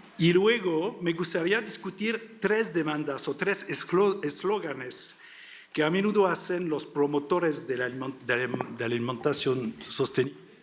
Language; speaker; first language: Spanish; non-native, learner; French